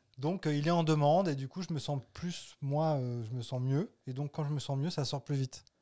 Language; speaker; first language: French; native; French